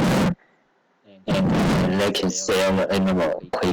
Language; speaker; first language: English; non-native, learner; Chinese